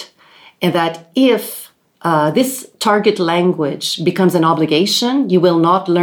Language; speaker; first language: English; non-native, local second language; French